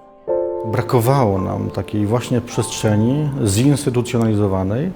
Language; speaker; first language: Polish; native; Polish